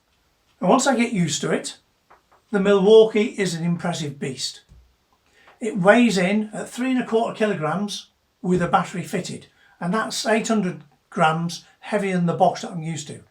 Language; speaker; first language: English; native; English